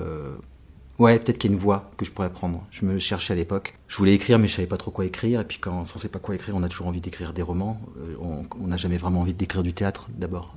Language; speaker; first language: French; native; French